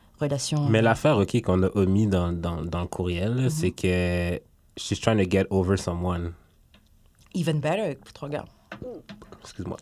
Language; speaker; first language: French; native; French